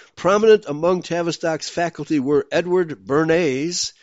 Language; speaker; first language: English; native; English